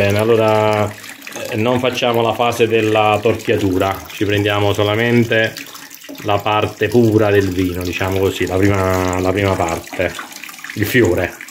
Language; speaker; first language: Italian; native; Italian